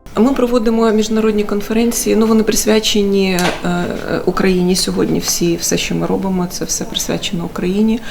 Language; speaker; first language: Ukrainian; native; Ukrainian